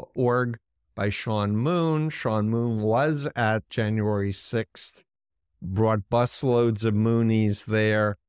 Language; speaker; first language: English; native; English